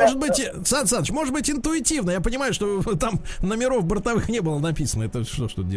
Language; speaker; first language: Russian; native; Russian